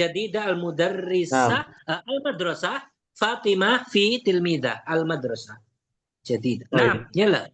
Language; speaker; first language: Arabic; non-native, fluent; Indonesian